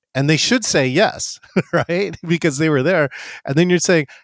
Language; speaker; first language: English; native; English